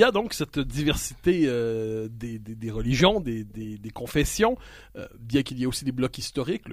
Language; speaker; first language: French; native; French